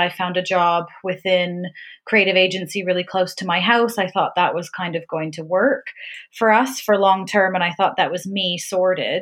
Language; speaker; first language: English; native; English